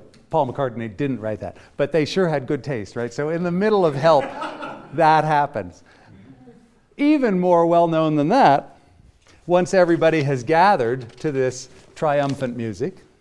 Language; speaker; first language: English; native; English